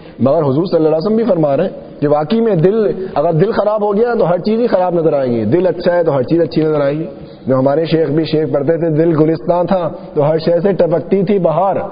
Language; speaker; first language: Urdu; non-native, local second language; Sindhi